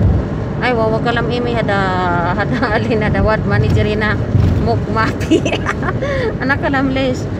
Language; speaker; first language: Arabic; non-native, learner; Filipino